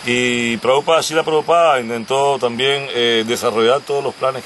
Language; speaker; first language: Spanish; native; Spanish